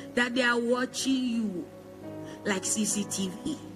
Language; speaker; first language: English; non-native, local second language; Igbo